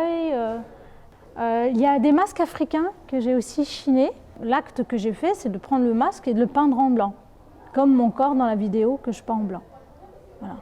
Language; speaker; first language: French; native; French